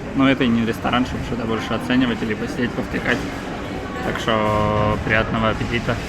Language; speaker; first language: Russian; native; Russian